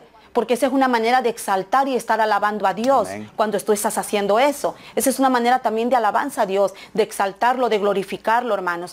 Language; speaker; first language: Spanish; native; Spanish